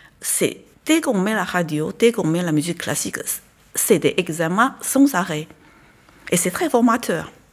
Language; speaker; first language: French; non-native, fluent; Chinese